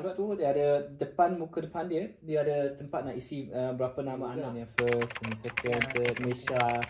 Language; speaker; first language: Malay; non-native, fluent; German